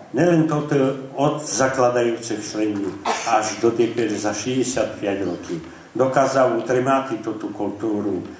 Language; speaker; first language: Slovak; non-native, local second language; Rusyn